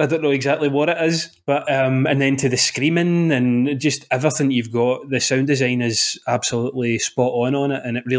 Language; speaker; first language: English; native; English